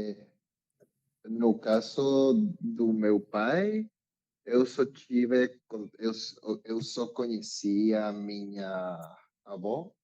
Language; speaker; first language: Portuguese; non-native, learner; Spanish